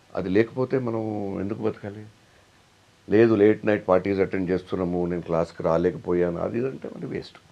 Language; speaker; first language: Telugu; non-native, local second language; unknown